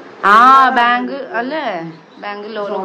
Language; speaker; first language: Malayalam; non-native, learner; Nepali